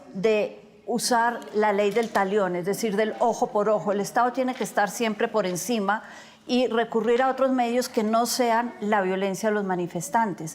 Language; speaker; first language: Spanish; native; Spanish